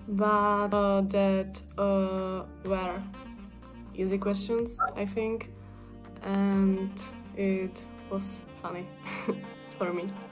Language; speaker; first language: English; non-native, fluent; Czech